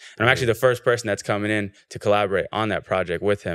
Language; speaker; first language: English; native; English